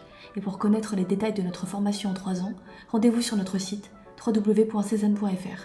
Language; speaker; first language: French; native; French